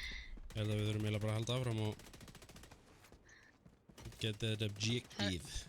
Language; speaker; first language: Icelandic; native; Icelandic